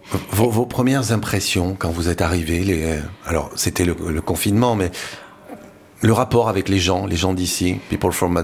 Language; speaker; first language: French; native; French